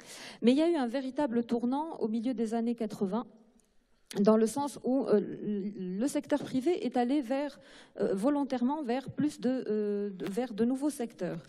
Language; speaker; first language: French; non-native, local second language; Arabic